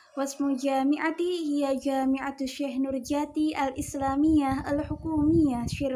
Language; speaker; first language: Arabic; non-native, learner; Indonesian